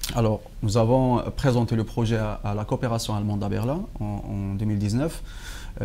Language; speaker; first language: French; non-native, local second language; Arabic